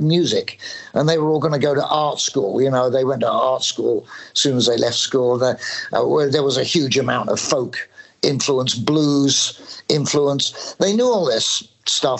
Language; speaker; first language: English; native; English